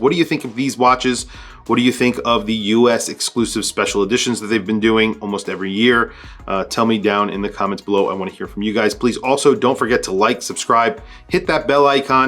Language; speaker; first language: English; native; English